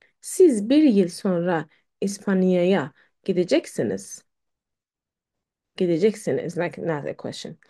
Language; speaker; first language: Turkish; non-native, fluent; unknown